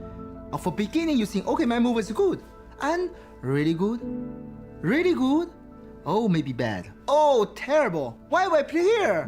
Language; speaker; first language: English; non-native, learner; Chinese